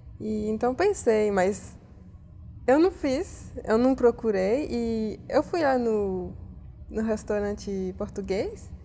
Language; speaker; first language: Portuguese; early bilingual, heritage; Portuguese